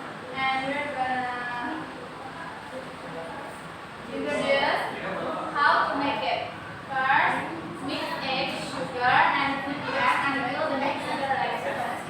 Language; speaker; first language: English; non-native, learner; Indonesian